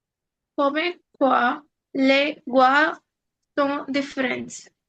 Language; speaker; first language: French; non-native, learner; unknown